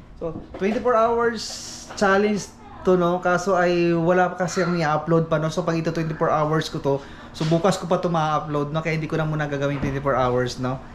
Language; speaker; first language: Filipino; native; Filipino